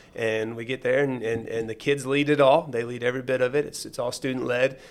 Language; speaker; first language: English; native; English